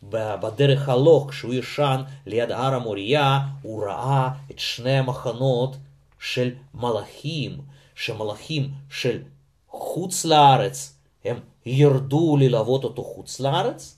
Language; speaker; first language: Hebrew; non-native, fluent; Russian